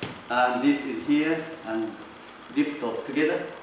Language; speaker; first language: English; non-native, learner; Japanese